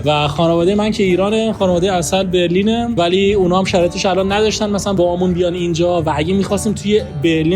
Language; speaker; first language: Persian; native; Persian